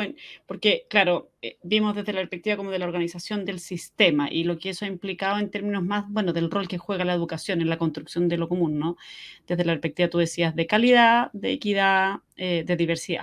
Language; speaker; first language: Spanish; native; Spanish